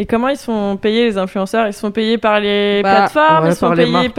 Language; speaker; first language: French; native; French